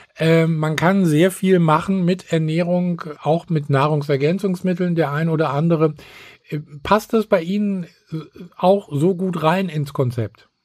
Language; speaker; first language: German; native; German